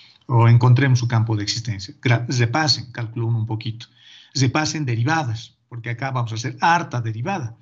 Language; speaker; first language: Spanish; native; Spanish